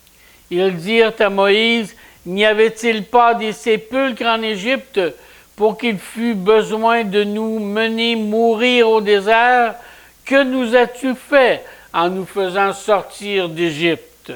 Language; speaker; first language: French; native; French